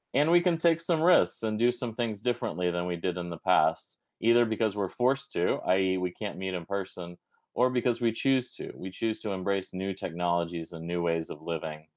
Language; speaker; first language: English; native; English